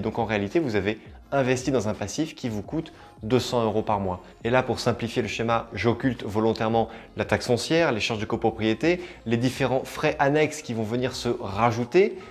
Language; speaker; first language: French; native; French